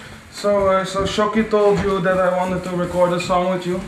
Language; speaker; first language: English; non-native, fluent; Dutch